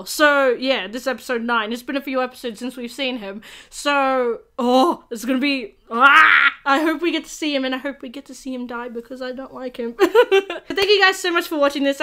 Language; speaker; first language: English; native; English